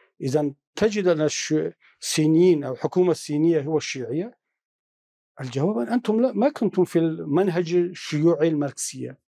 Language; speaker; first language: Arabic; non-native, fluent; Tajik